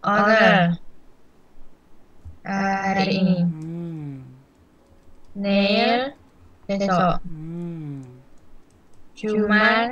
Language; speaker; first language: Korean; non-native, learner; Indonesian